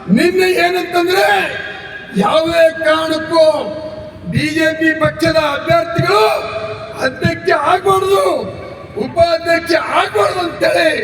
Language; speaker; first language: Kannada; native; Kannada